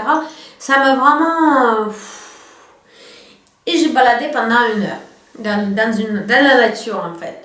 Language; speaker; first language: French; non-native, fluent; Russian